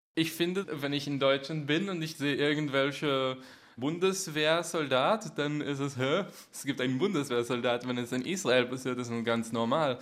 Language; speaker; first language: German; non-native, fluent; Hebrew